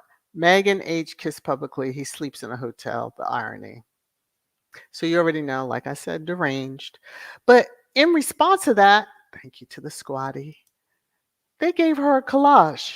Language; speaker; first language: English; native; English